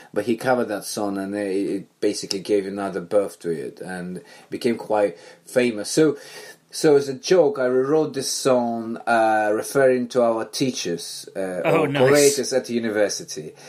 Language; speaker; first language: English; non-native, fluent; Belarusian